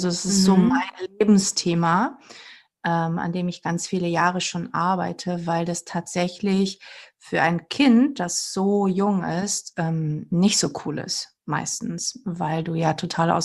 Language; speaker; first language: German; early bilingual, other home language; Portuguese